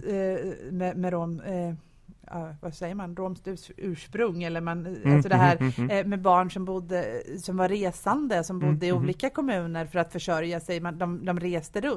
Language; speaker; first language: Swedish; native; Swedish